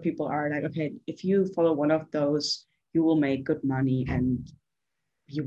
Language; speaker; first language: English; non-native, fluent; German